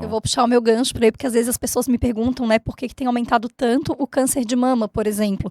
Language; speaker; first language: Portuguese; native; Portuguese